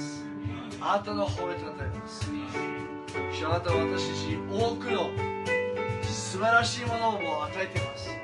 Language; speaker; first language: Japanese; non-native, fluent; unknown